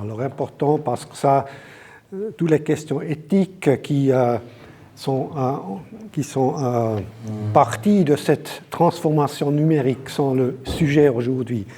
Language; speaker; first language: French; non-native, local second language; German